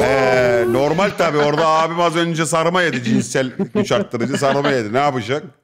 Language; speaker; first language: Turkish; native; Turkish